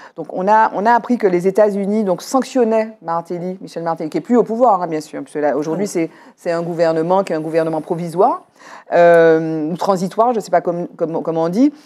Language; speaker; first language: French; native; French